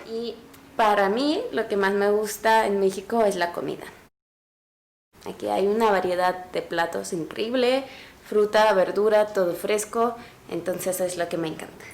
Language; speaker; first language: Spanish; non-native, fluent; Russian